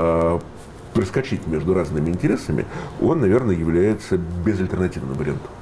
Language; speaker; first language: Russian; native; Russian